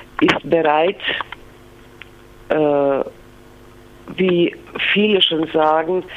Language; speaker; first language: German; non-native, fluent; Greek